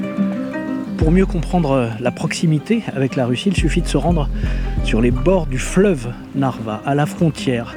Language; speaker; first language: French; native; French